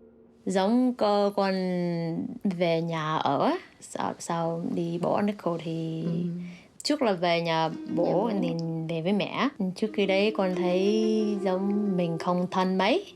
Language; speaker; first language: Vietnamese; early bilingual, heritage; Vietnamese